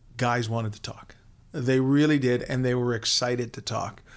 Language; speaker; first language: English; native; English